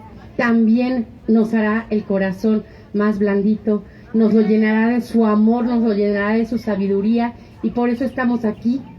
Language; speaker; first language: Spanish; native; Spanish